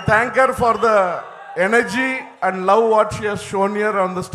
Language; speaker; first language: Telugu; non-native, learner; Tamil